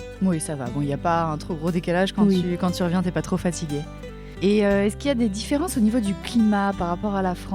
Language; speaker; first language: French; native; French